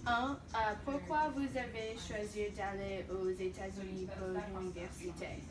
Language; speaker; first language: French; non-native, learner; English